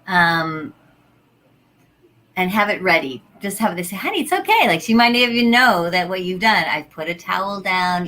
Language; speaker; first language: English; native; English